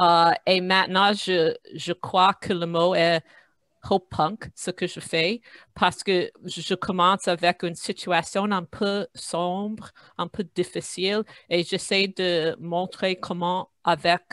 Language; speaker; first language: French; non-native, fluent; English